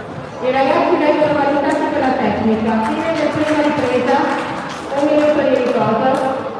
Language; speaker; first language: Italian; native; Italian